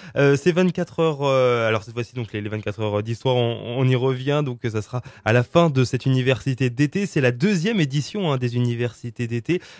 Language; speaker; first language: French; native; French